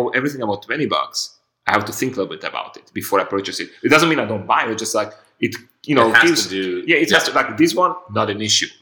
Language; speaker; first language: English; non-native, fluent; Hungarian